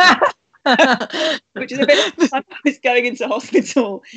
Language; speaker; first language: English; native; English